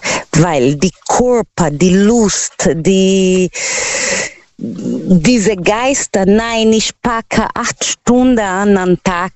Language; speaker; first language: German; non-native, learner; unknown